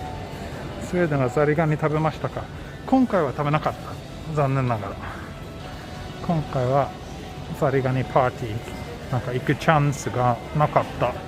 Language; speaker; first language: Japanese; non-native, fluent; Swedish